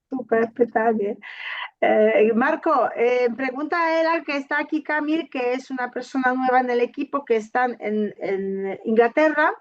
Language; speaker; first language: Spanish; non-native, fluent; Polish